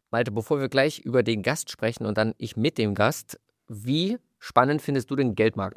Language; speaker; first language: German; native; German